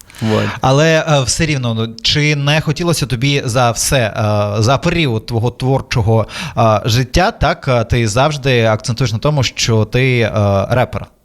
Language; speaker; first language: Ukrainian; native; Ukrainian